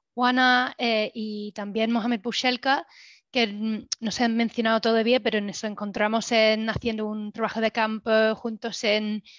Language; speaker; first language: Spanish; non-native, fluent; English